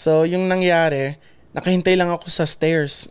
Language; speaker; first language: Filipino; early bilingual, heritage; Filipino